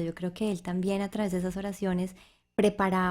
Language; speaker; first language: Spanish; native; Spanish